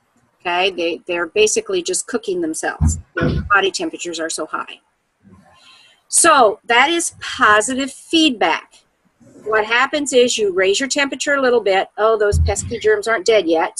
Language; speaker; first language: English; native; English